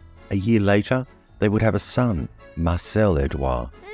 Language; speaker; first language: English; native; English